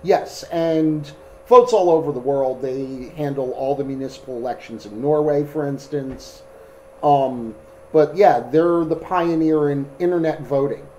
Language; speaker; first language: English; native; English